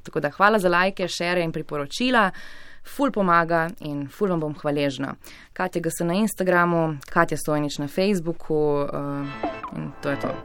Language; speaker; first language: Slovenian; native; Slovenian